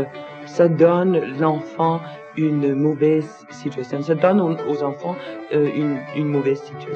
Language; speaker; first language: French; non-native, learner; Danish